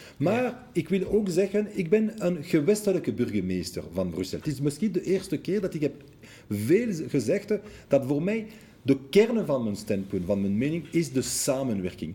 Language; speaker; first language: Dutch; non-native, local second language; French